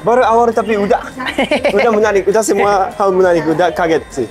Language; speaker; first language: Indonesian; non-native, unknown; Japanese